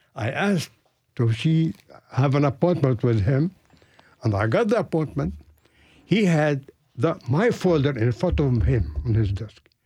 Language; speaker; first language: English; non-native, fluent; Arabic